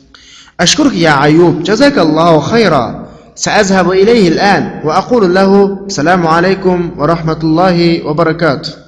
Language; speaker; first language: Arabic; non-native, fluent; Uyghur